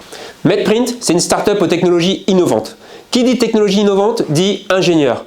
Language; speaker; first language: French; native; French